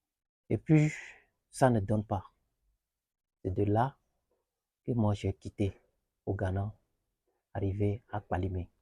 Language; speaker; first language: French; non-native, learner; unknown